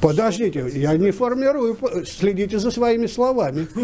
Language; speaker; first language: Russian; native; Russian